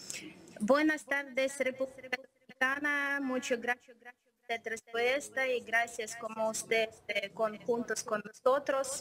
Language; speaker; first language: Spanish; non-native, learner; Ukrainian